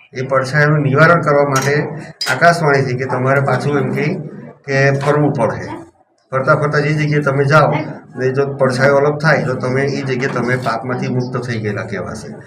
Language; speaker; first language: Gujarati; native; Gujarati